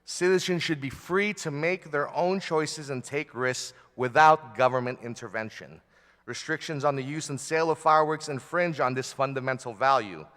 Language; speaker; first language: English; early bilingual, other home language; Filipino